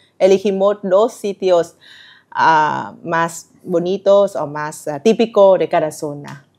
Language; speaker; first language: Spanish; non-native, learner; Vietnamese